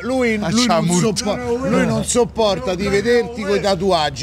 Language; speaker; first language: Italian; native; Italian